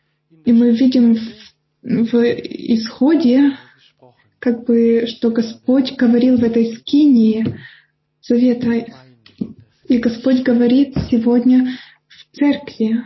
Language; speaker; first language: Russian; non-native, fluent; German